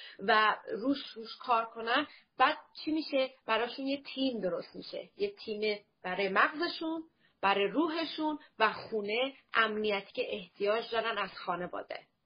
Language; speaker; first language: Persian; early bilingual, heritage; Persian